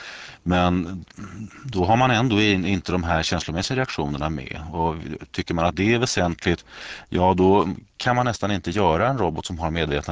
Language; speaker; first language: Swedish; native; Swedish